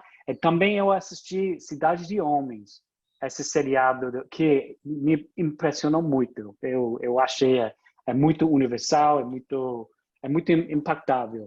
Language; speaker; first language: Portuguese; non-native, fluent; English